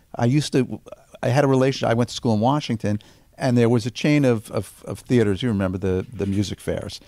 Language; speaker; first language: English; native; English